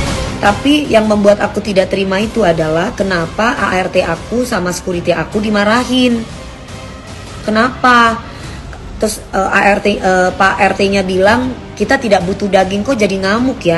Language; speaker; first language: Indonesian; native; Indonesian